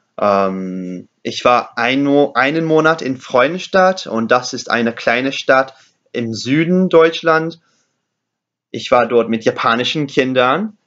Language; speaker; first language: German; non-native, learner; English